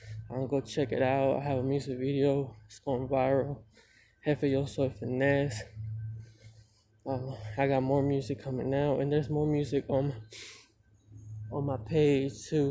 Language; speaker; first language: English; early bilingual, other home language; Spanish